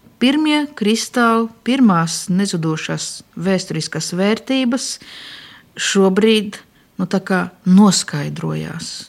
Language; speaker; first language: Latvian; non-native, local second language; Russian